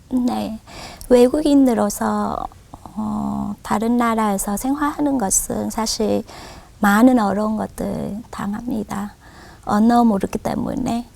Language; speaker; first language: Korean; non-native, fluent; Vietnamese